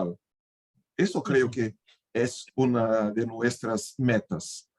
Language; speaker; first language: Spanish; non-native, fluent; Portuguese